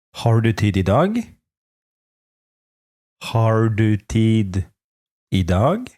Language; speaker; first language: Norwegian; non-native, fluent; Polish